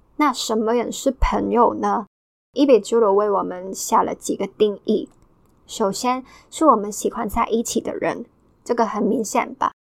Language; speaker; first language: Chinese; native; Chinese